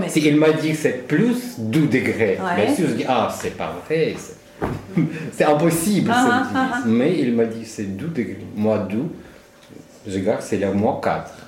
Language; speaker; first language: French; non-native, learner; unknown